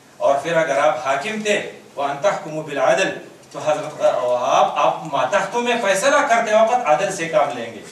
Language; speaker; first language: Urdu; non-native, local second language; Pashto